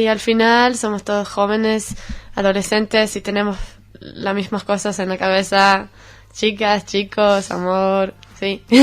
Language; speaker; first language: Spanish; non-native, fluent; Hebrew